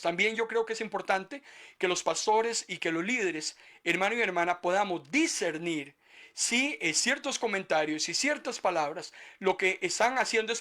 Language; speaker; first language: Spanish; native; Spanish